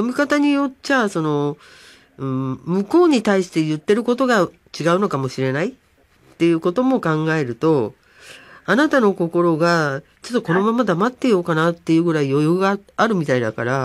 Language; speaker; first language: Japanese; native; Japanese